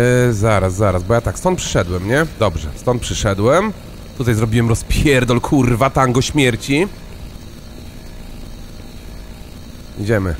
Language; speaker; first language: Polish; native; Polish